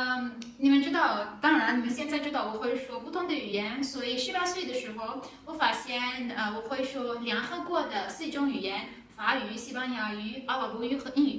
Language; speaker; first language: Chinese; non-native, learner; Persian